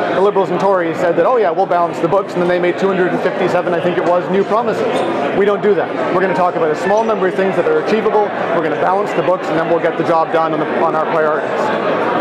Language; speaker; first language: English; native; English